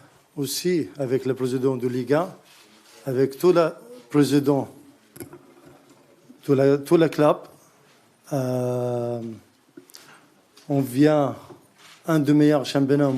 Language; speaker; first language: French; non-native, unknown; Arabic